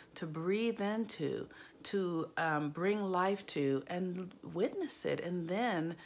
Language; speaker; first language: English; native; English